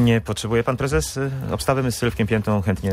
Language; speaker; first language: Polish; native; Polish